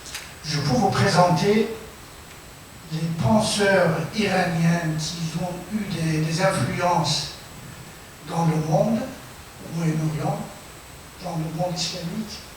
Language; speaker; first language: French; non-native, fluent; Persian